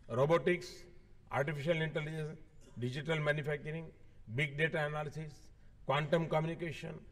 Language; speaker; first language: Hindi; native; Hindi